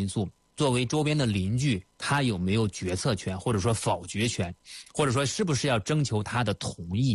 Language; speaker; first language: Chinese; native; Chinese